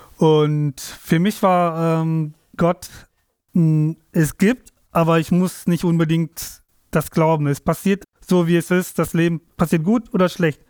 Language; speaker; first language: German; non-native, fluent; Tamil